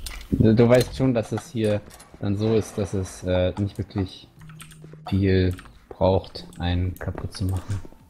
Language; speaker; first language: German; native; German